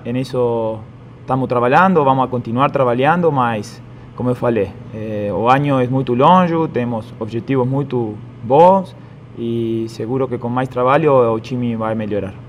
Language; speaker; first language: Portuguese; non-native, fluent; Spanish